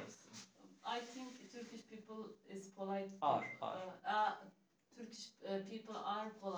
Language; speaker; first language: English; non-native, learner; Turkish